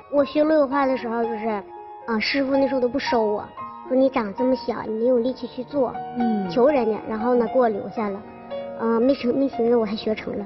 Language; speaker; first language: Chinese; native; Chinese